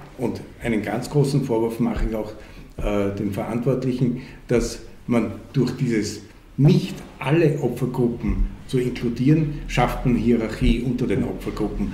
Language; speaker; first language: German; early bilingual, other home language; Hungarian